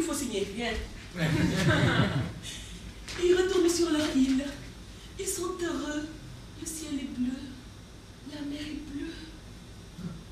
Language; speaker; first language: French; native; French